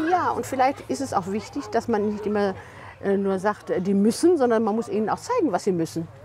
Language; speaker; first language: German; native; German